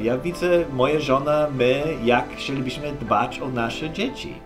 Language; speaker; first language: Polish; non-native, fluent; English